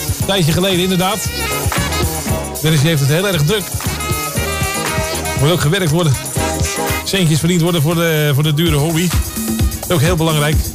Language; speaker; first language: Dutch; native; Dutch